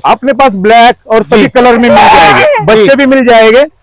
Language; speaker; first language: Hindi; non-native, local second language; Marathi